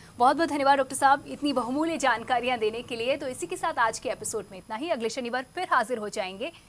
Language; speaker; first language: Hindi; native; Hindi